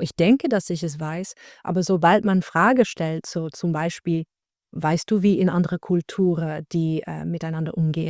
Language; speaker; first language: German; non-native, fluent; Dutch